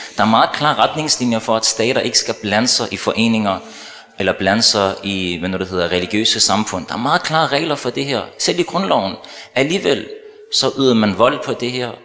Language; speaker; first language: Danish; early bilingual, other home language; Arabic